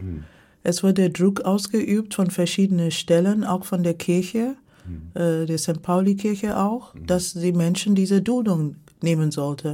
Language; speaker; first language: German; non-native, fluent; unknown